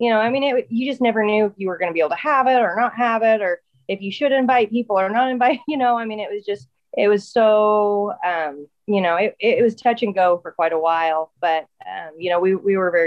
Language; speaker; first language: English; native; English